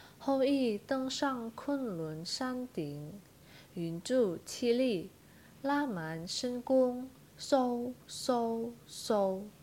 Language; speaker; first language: Chinese; non-native, fluent; Indonesian